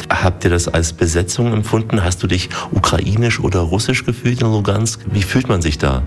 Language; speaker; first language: German; native; German